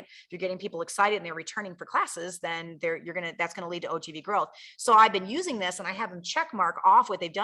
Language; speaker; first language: English; native; English